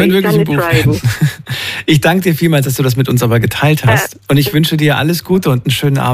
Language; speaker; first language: German; native; German